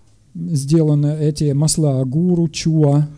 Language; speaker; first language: Russian; native; Russian